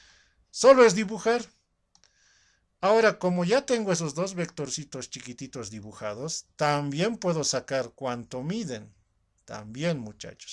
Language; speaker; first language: Spanish; native; Spanish